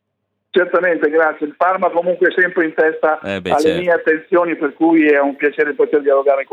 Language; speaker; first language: Italian; native; Italian